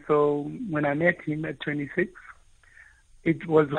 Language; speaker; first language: English; non-native, local second language; Afrikaans